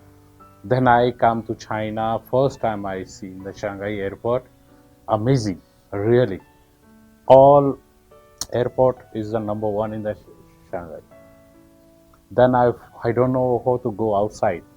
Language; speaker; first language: English; non-native, learner; Urdu